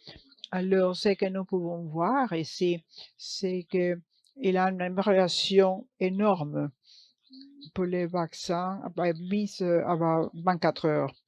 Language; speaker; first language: French; non-native, learner; English